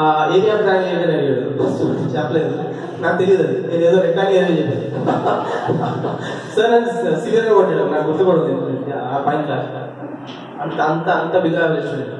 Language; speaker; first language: Telugu; native; Telugu